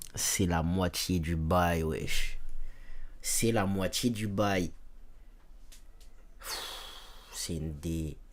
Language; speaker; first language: French; native; French